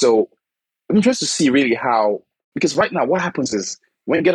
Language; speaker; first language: English; non-native, local second language; Igbo